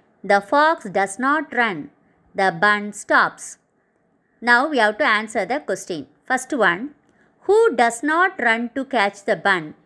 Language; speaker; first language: English; non-native, local second language; Tamil